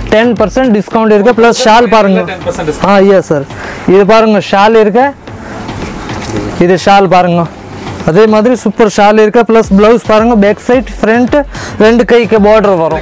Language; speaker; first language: Tamil; native; Tamil